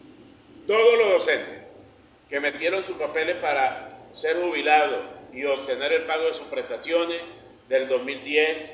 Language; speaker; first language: Spanish; native; Spanish